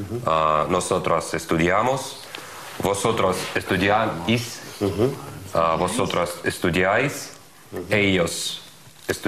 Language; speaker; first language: Spanish; non-native, learner; Russian